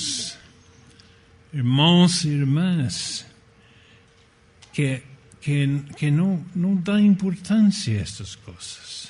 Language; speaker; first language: Portuguese; non-native, fluent; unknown